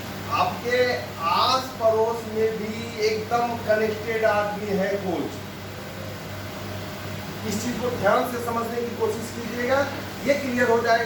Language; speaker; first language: Hindi; native; Hindi